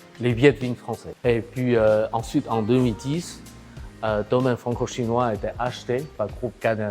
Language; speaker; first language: French; non-native, fluent; Chinese